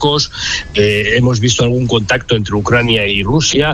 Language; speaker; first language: Spanish; native; Spanish